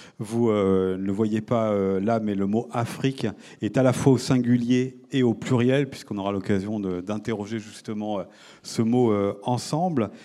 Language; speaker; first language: French; native; French